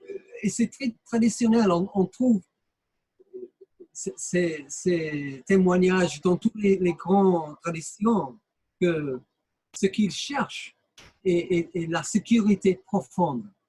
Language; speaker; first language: French; non-native, fluent; English